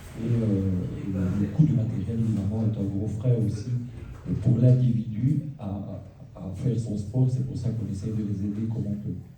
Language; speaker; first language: French; native; French